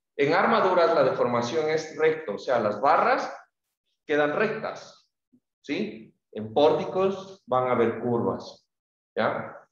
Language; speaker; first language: Spanish; native; Spanish